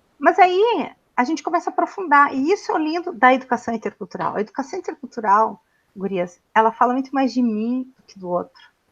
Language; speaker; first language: Portuguese; native; Portuguese